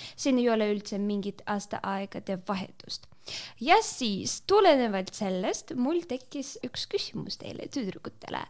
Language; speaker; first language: Estonian; non-native, local second language; Russian